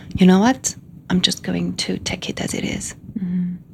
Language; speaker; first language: English; non-native, fluent; French